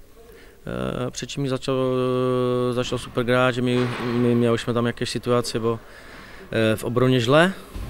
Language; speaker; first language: Polish; non-native, learner; Czech